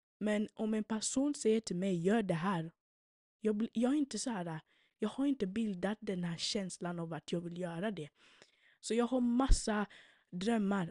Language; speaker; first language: Swedish; early bilingual, other home language; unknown